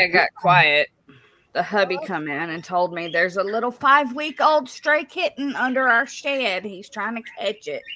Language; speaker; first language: English; native; English